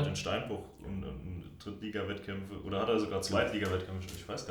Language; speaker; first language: German; native; German